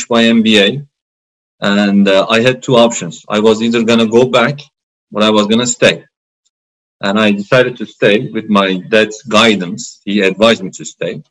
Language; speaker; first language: English; non-native, fluent; Turkish